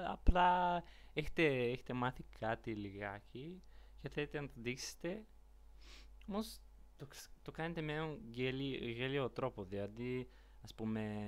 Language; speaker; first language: Greek; non-native, learner; Bulgarian